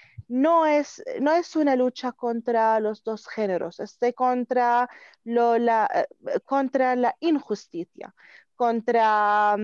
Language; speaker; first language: Spanish; non-native, learner; Arabic